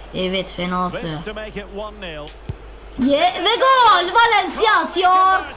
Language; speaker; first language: Turkish; non-native, learner; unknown